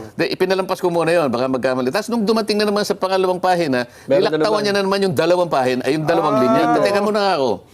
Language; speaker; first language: Filipino; non-native, local second language; Masbatenyo